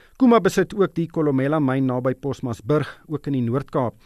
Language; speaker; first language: Afrikaans; native; Afrikaans